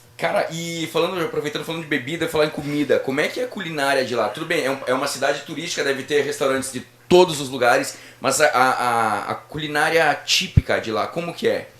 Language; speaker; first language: Portuguese; native; Portuguese